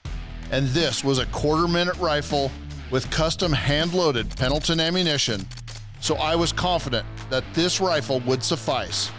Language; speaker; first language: English; native; English